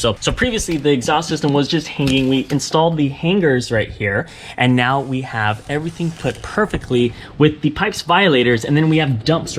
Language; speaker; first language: English; native; English